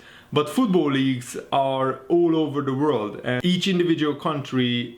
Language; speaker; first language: English; native; English